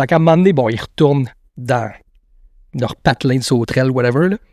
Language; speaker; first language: French; native; French